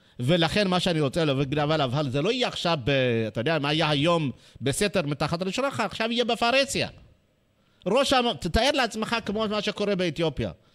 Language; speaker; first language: Hebrew; non-native, fluent; Amharic